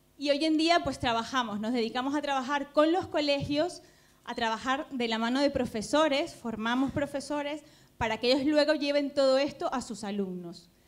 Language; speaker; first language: Spanish; native; Spanish